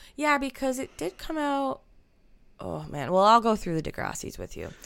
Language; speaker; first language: English; native; English